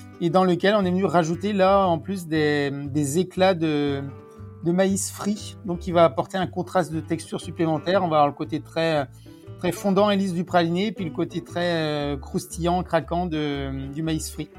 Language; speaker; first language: French; native; French